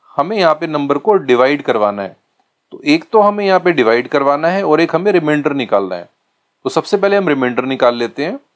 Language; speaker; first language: Hindi; native; Hindi